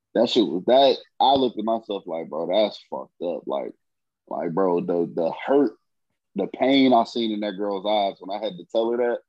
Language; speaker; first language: English; native; English